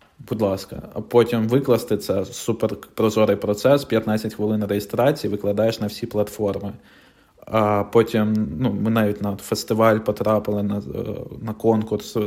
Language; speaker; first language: Ukrainian; non-native, local second language; Russian